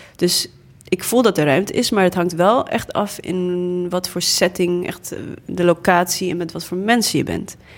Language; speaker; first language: Dutch; early bilingual, other home language; English